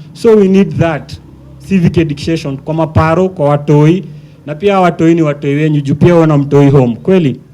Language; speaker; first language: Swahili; native; Swahili